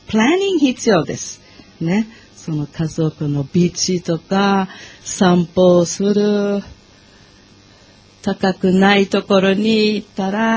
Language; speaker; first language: Japanese; non-native, learner; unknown